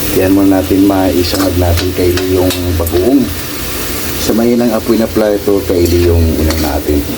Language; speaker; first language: Filipino; non-native, local second language; Cebuano